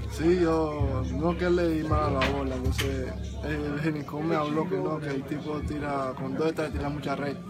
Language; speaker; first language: Spanish; non-native, local second language; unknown